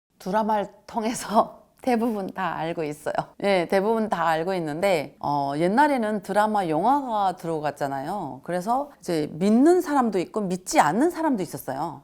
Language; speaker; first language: Korean; native; Korean